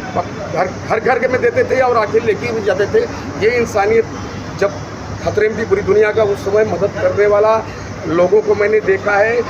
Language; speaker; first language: Hindi; native; Hindi